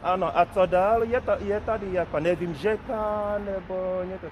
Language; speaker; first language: Czech; non-native, learner; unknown